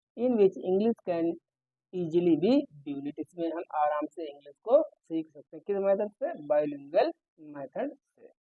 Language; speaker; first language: Hindi; native; Hindi